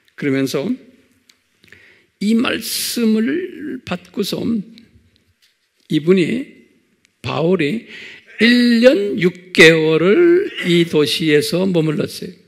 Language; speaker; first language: Korean; native; Korean